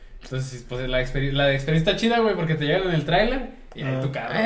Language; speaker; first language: Spanish; native; Spanish